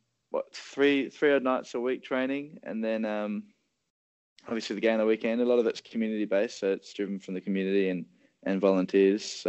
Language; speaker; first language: English; native; English